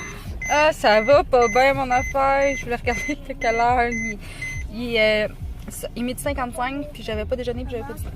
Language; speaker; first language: French; native; French